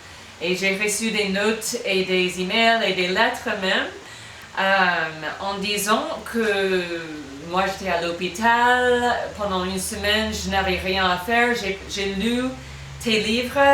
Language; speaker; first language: French; non-native, fluent; English